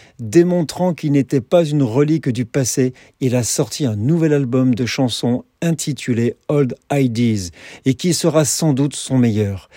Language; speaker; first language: French; native; French